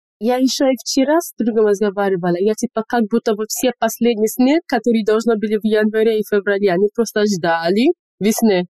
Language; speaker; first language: Russian; non-native, fluent; English